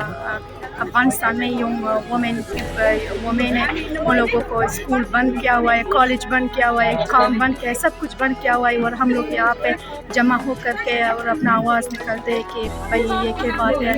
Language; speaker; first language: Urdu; non-native, learner; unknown